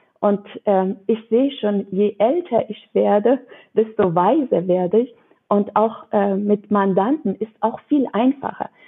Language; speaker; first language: German; non-native, fluent; Persian